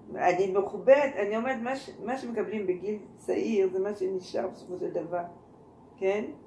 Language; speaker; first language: Hebrew; non-native, fluent; French